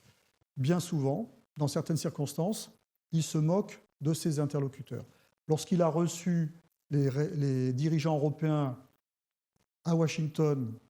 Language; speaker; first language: French; native; French